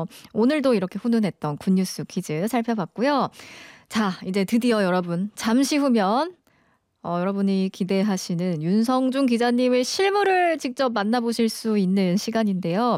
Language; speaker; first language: Korean; native; Korean